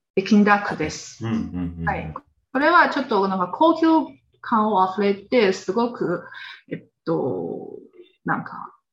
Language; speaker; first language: Japanese; non-native, fluent; Chinese